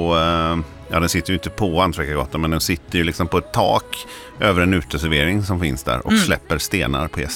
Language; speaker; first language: Swedish; native; Swedish